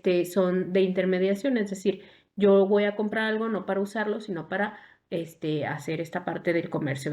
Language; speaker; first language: Spanish; native; Spanish